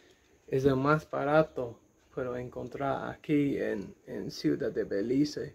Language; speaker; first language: Spanish; non-native, learner; English